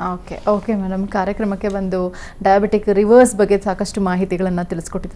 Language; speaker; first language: Kannada; native; Kannada